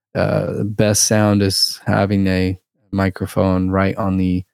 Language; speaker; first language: English; early bilingual, other home language; Russian